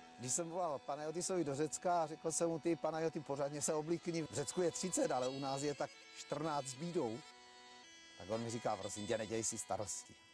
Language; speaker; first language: Czech; early bilingual, other home language; Greek